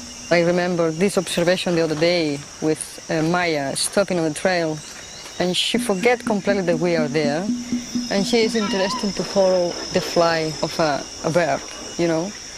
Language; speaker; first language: English; non-native, fluent; Spanish